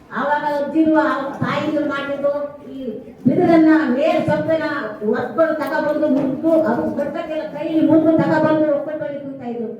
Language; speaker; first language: Kannada; non-native, local second language; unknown